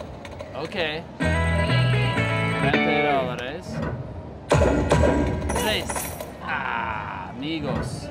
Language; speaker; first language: Spanish; non-native, learner; English